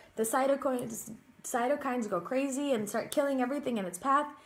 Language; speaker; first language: English; native; English